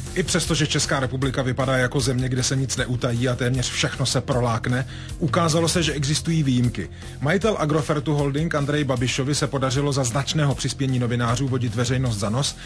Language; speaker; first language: Czech; native; Czech